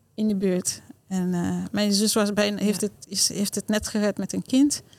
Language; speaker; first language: Dutch; non-native, learner; Haitian Creole